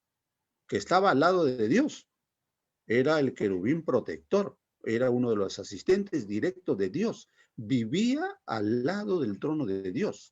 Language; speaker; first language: Spanish; native; Spanish